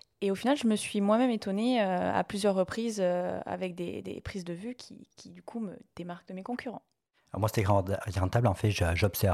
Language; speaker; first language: French; native; French